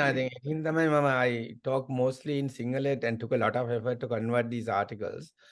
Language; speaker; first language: English; non-native, local second language; Sinhala